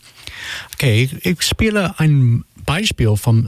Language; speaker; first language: German; non-native, learner; English